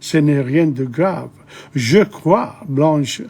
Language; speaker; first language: French; non-native, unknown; English